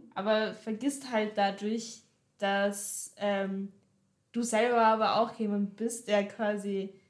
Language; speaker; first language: German; native; German